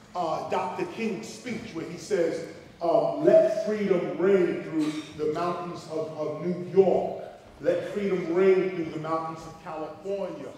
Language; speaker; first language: English; native; English